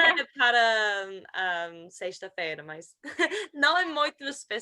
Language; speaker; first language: Portuguese; non-native, learner; English